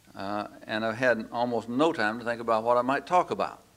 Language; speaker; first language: English; native; English